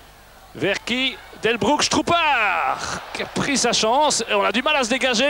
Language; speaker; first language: French; native; French